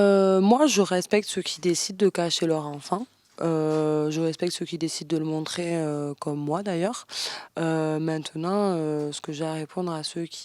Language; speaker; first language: French; native; French